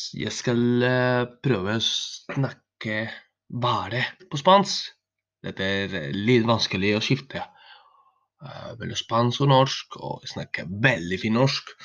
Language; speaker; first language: Norwegian; non-native, learner; Spanish